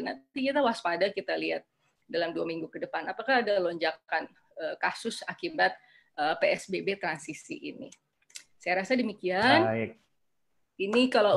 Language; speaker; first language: Indonesian; native; Indonesian